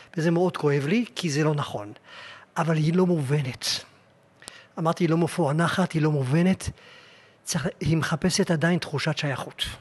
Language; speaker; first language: Hebrew; non-native, fluent; French